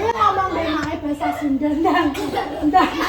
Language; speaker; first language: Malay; non-native, local second language; Javanese